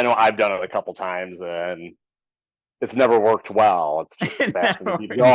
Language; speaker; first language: English; native; English